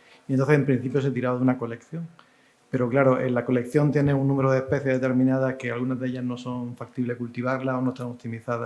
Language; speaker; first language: Spanish; native; Spanish